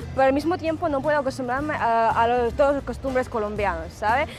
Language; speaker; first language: Spanish; early bilingual, other home language; Ukrainian